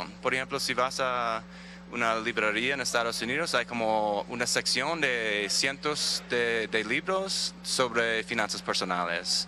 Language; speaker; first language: Spanish; non-native, fluent; English